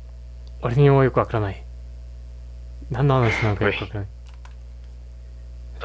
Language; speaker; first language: Japanese; native; Japanese